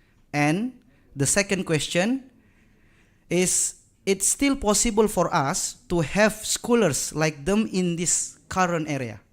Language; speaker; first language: English; non-native, fluent; Indonesian